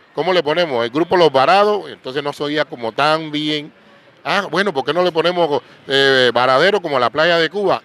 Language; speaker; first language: Spanish; native; Spanish